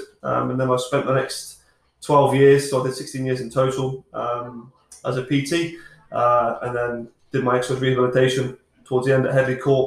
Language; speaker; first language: English; native; English